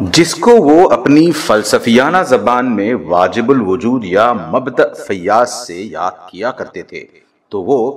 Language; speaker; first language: Urdu; native; Urdu